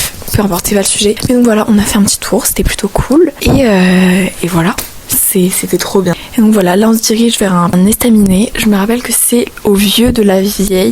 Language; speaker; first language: French; native; French